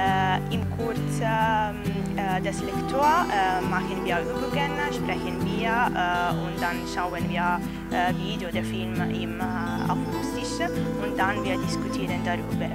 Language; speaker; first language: German; non-native, learner; Italian